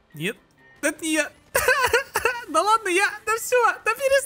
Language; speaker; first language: Russian; native; Russian